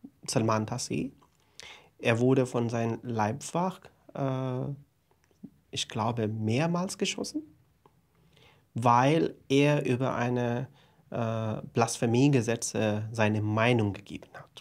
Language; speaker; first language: German; non-native, fluent; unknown